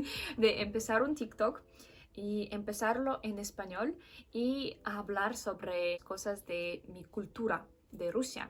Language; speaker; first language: Spanish; non-native, fluent; Russian